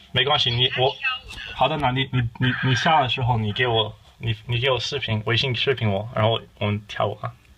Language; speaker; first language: Chinese; non-native, learner; English